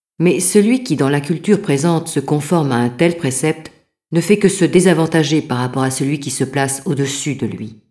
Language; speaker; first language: French; native; French